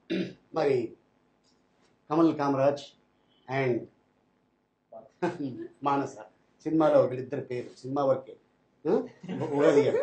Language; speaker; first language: Telugu; native; Telugu